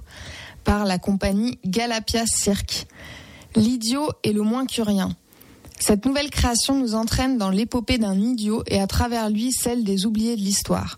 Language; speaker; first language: French; native; French